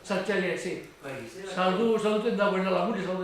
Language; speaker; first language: Basque; native; Basque